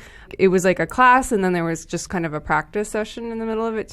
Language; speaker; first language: English; native; English